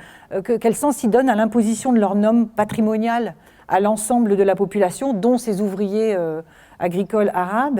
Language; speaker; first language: French; native; French